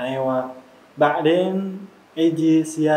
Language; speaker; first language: Arabic; non-native, learner; Indonesian